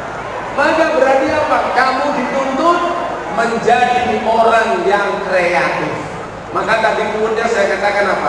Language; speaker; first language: Indonesian; non-native, local second language; Javanese